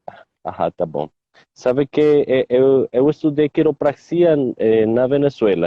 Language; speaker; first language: Portuguese; non-native, learner; Spanish